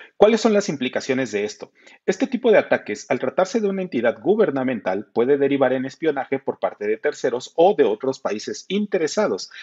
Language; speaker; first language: Spanish; native; Spanish